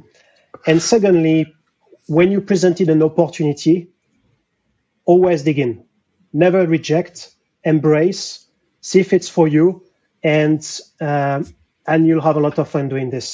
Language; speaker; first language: English; non-native, fluent; French